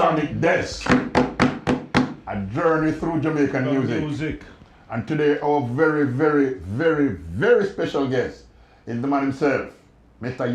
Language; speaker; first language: English; native; English